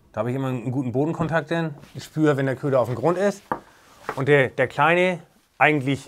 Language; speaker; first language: German; native; German